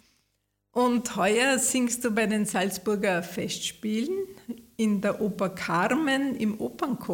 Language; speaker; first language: German; native; German